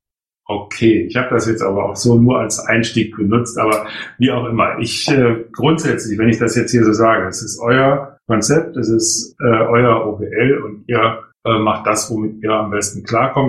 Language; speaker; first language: German; native; German